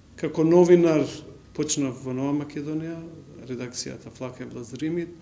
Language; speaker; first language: Macedonian; non-native, local second language; Albanian